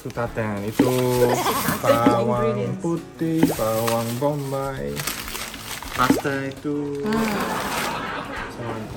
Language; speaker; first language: Indonesian; non-native, learner; German